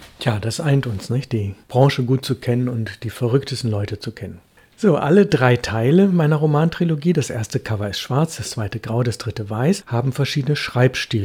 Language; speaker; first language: German; native; German